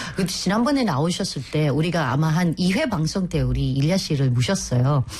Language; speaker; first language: Korean; non-native, fluent; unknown